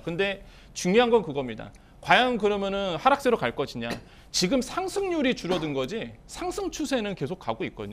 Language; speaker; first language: Korean; native; Korean